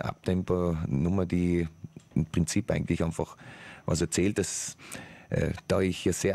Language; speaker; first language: German; native; German